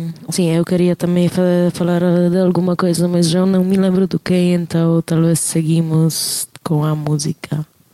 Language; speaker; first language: Portuguese; non-native, fluent; Polish